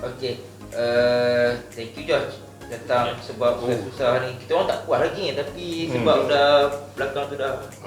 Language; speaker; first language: Malay; native; Malay